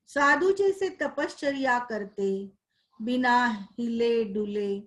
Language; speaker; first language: Hindi; non-native, local second language; Marathi